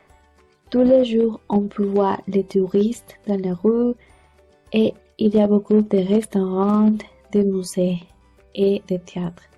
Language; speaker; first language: French; non-native, learner; Spanish